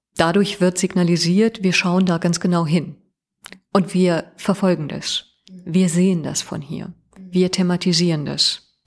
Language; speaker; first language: German; early bilingual, other home language; Persian